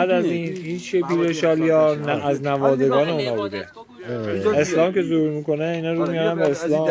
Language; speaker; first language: Persian; non-native, local second language; Kurdish